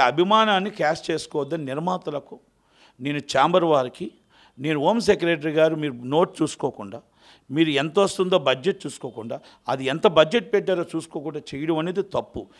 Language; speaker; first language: Telugu; native; Telugu